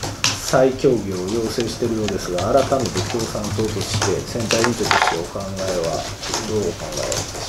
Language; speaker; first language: Japanese; native; Japanese